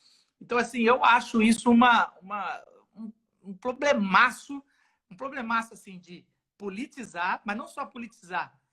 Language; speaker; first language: Portuguese; native; Portuguese